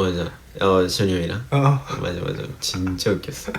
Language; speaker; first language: Korean; non-native, fluent; Japanese